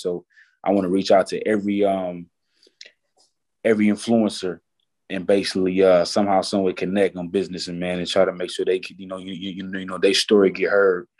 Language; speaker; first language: English; native; English